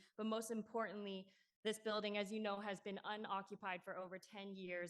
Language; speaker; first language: English; non-native, local second language; Cantonese